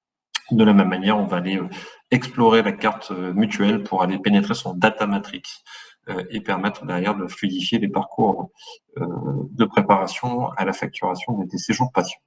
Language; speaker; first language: French; native; French